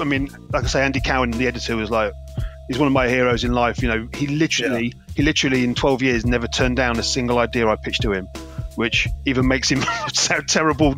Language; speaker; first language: English; native; English